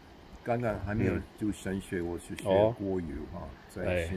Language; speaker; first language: Chinese; non-native, fluent; English